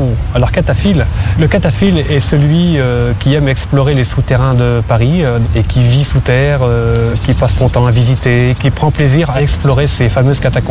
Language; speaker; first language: French; native; French